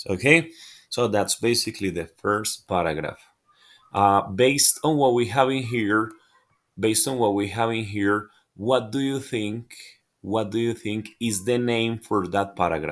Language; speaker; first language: English; non-native, fluent; Spanish